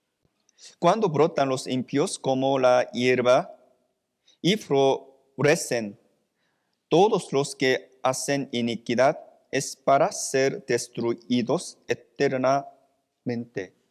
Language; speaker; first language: Spanish; non-native, fluent; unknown